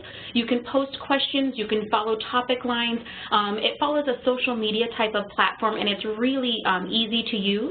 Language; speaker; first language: English; native; English